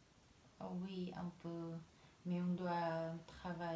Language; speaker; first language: French; non-native, learner; Vietnamese